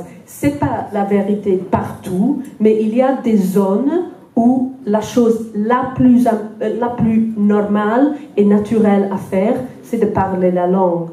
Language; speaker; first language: French; non-native, fluent; Welsh